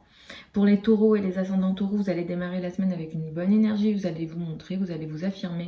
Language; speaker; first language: French; native; French